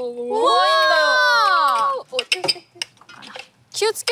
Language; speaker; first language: Japanese; non-native, learner; Korean